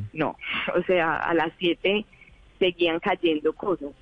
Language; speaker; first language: Spanish; native; Spanish